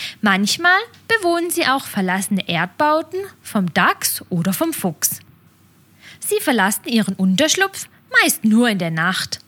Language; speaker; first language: German; native; German